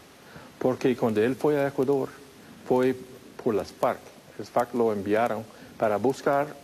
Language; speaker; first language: Spanish; non-native, fluent; English